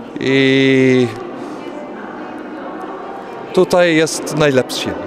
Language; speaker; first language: Polish; non-native, learner; Dutch